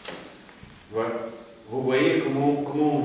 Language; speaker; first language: French; non-native, fluent; Russian